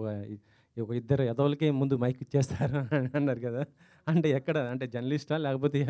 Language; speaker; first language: Telugu; native; Telugu